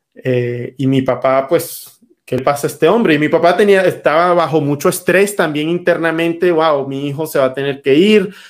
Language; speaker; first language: Spanish; native; Spanish